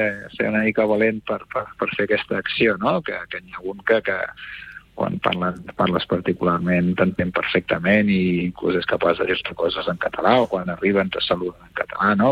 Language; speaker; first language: Catalan; native; Catalan